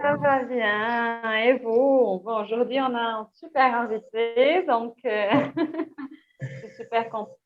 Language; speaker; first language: French; non-native, fluent; Portuguese